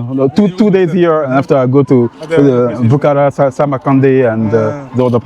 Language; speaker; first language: English; non-native, learner; French